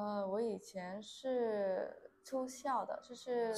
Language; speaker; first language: Chinese; non-native, learner; Vietnamese